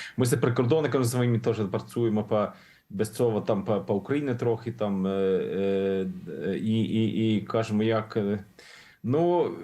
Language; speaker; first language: Ukrainian; non-native, learner; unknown